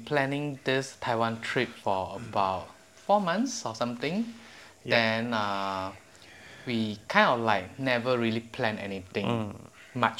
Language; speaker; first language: English; non-native, local second language; Chinese